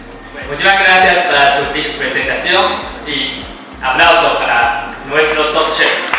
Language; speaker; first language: Spanish; non-native, fluent; Chinese